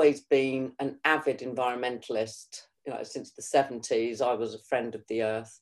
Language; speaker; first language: English; native; English